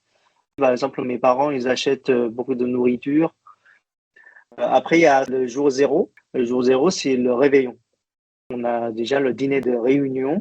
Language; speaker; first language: French; non-native, fluent; Chinese